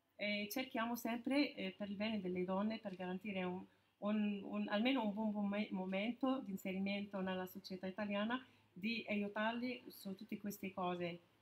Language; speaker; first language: Italian; non-native, fluent; Arabic